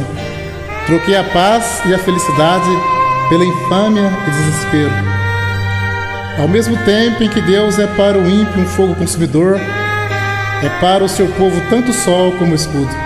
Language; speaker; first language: Portuguese; native; Portuguese